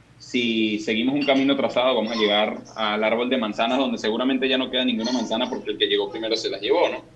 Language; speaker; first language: Spanish; native; Spanish